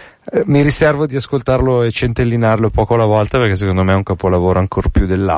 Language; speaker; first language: Italian; native; Italian